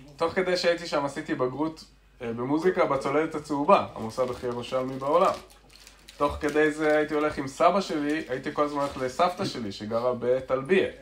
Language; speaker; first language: Hebrew; native; Hebrew